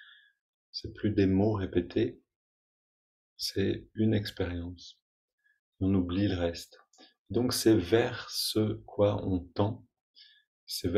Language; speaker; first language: French; native; French